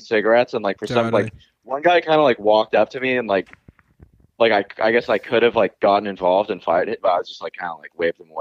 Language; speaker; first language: English; native; English